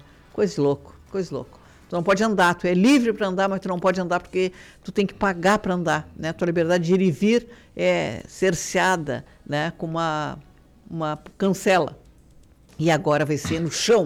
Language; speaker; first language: Portuguese; native; Portuguese